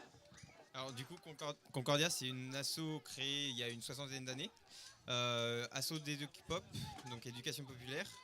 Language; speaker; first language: French; native; French